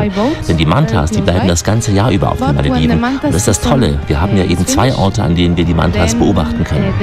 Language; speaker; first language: German; native; German